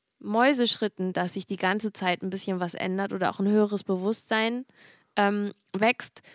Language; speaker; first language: German; native; German